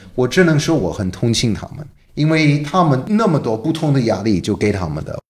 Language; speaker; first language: Chinese; non-native, fluent; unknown